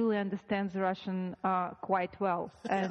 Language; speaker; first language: English; non-native, fluent; Russian